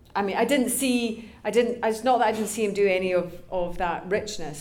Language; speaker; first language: English; native; English